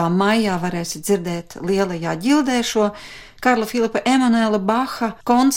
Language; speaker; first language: Latvian; native; Latvian